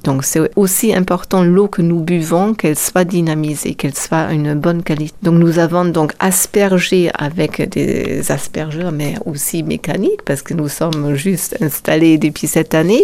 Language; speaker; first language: French; non-native, fluent; German